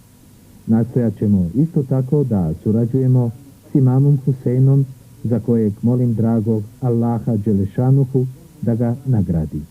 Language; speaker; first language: Bosnian; native; Bosnian